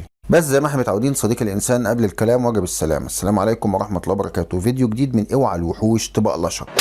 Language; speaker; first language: Arabic; native; Arabic